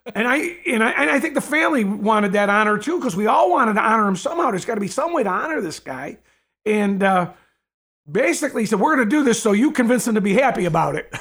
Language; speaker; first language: English; native; English